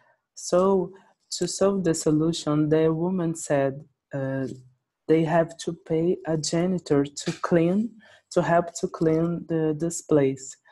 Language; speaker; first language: English; non-native, learner; Portuguese